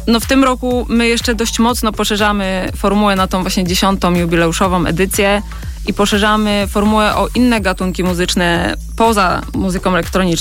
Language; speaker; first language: Polish; native; Polish